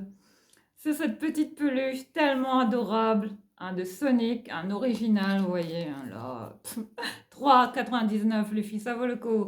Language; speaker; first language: French; native; French